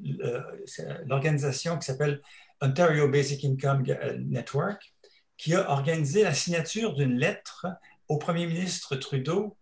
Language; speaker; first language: French; native; French